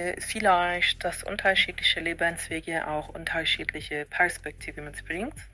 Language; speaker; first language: German; non-native, fluent; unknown